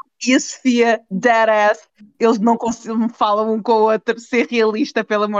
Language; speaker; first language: Portuguese; native; Portuguese